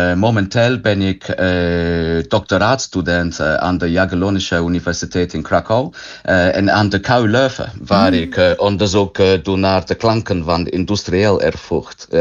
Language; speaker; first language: Dutch; non-native, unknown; English